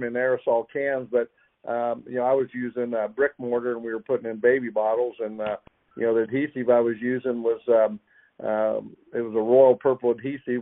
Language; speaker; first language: English; native; English